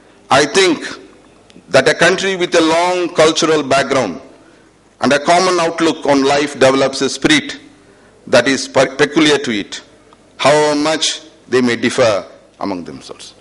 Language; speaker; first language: English; non-native, local second language; Tamil